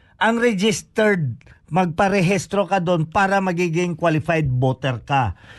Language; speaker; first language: Filipino; non-native, local second language; Hiligaynon